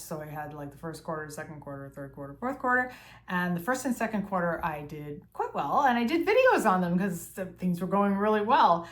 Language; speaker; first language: English; native; English